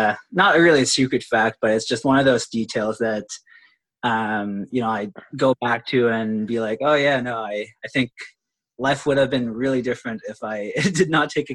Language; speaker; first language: English; non-native, local second language; Filipino